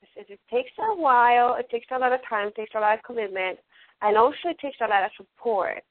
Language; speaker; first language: English; non-native, fluent; Spanish